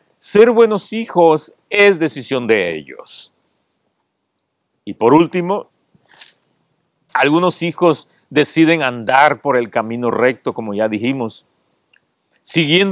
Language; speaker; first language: Spanish; native; Spanish